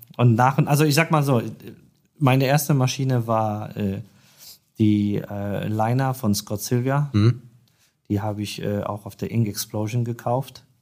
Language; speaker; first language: German; non-native, fluent; Polish